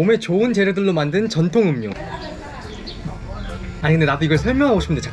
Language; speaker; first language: Korean; native; Korean